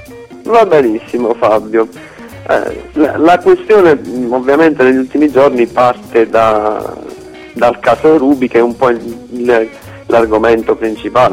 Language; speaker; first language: Italian; native; Italian